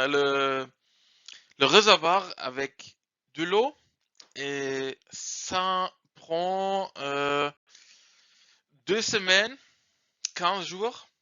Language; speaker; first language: French; non-native, learner; German